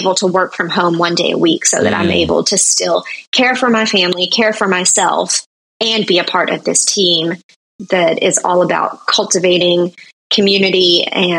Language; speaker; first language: English; native; English